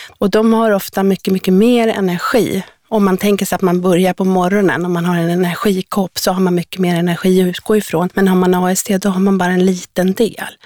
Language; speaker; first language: Swedish; native; Swedish